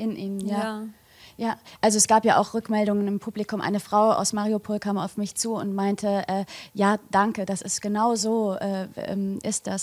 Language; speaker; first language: German; native; German